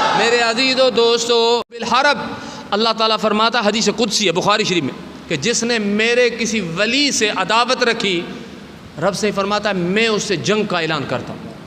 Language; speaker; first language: Urdu; non-native, local second language; Sindhi